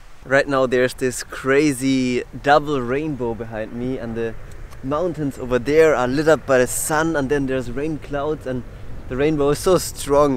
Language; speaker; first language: English; non-native, fluent; German